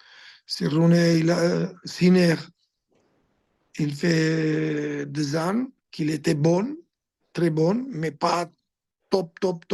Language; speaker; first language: French; non-native, fluent; Spanish